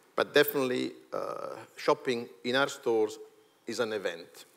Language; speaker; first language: English; non-native, fluent; Italian